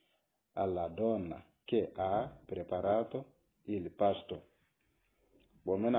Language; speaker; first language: Italian; non-native, learner; Bambara